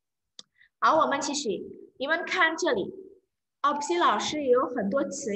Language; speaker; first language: Chinese; non-native, fluent; Indonesian